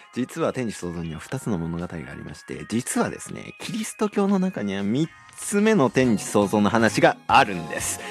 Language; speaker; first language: Japanese; native; Japanese